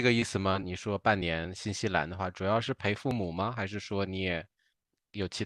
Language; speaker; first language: Chinese; native; Chinese